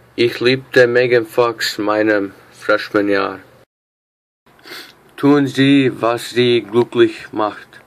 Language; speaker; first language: German; non-native, learner; English